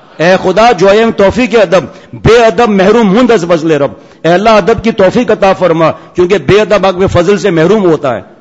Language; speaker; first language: Urdu; non-native, local second language; Memoni